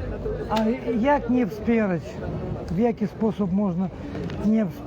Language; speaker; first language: Polish; non-native, learner; Russian